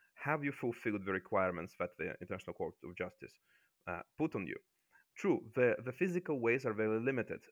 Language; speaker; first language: English; non-native, fluent; Azerbaijani